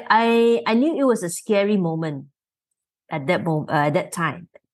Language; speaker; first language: English; non-native, local second language; Chinese